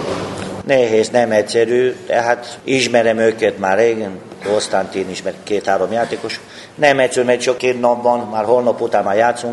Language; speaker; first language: Hungarian; non-native, learner; Romanian